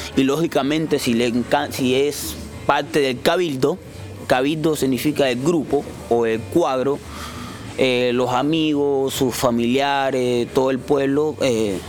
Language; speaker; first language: Spanish; native; Spanish